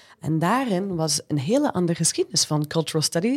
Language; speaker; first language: Dutch; non-native, fluent; English